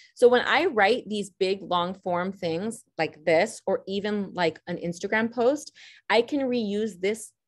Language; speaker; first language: English; native; English